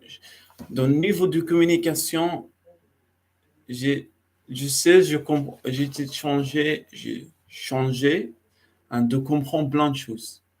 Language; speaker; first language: French; non-native, learner; Arabic